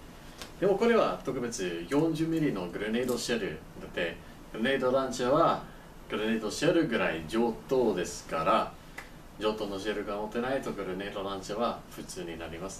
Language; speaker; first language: Japanese; non-native, learner; English